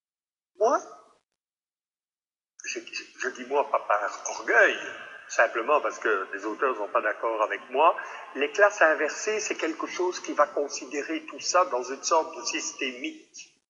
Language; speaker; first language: French; native; French